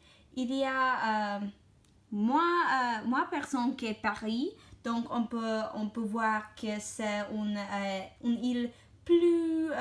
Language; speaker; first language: French; non-native, learner; English